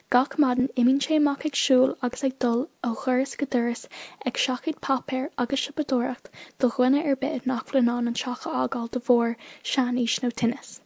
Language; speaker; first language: Irish; non-native, local second language; English